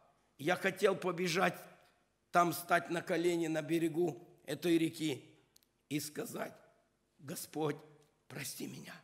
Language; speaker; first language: Russian; non-native, local second language; Ukrainian